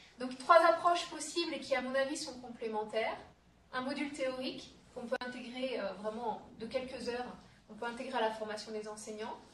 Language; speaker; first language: French; native; French